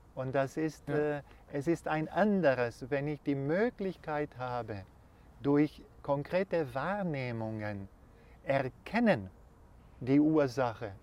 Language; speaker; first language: German; non-native, fluent; Portuguese